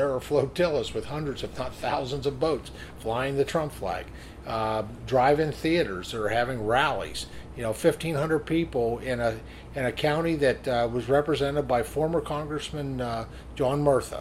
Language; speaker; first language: English; native; English